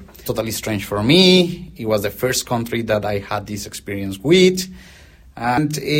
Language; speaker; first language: English; non-native, fluent; Spanish